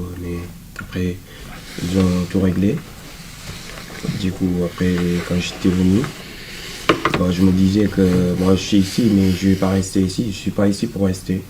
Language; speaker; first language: French; non-native, local second language; Wolof